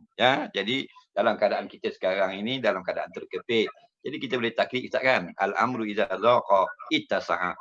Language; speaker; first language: Malay; native; Malay